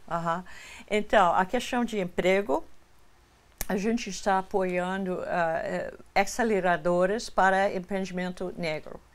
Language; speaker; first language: Portuguese; non-native, fluent; English